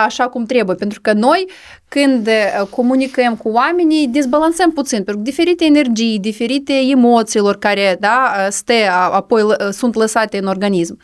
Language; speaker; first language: Romanian; non-native, local second language; Russian